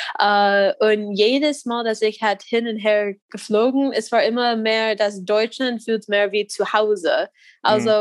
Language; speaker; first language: German; non-native, learner; English